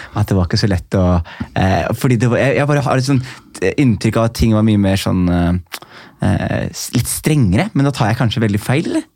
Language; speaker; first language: Norwegian; native; Norwegian